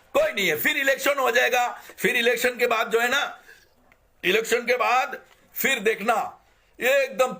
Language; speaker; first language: Hindi; non-native, local second language; Bangla